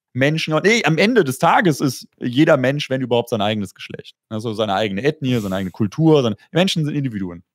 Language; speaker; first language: German; native; German